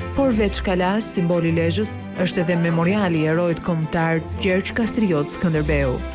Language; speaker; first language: Albanian; native; Albanian